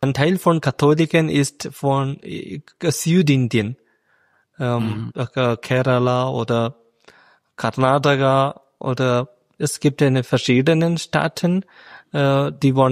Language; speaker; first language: German; non-native, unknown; Malayalam